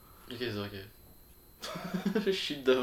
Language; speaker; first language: French; native; French